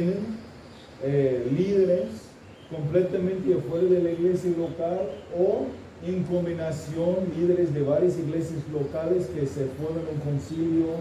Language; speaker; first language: Spanish; non-native, fluent; English